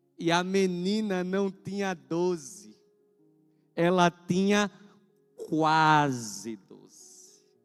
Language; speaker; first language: Portuguese; native; Portuguese